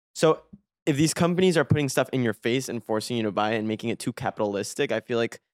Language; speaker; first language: English; early bilingual, other home language; Spanish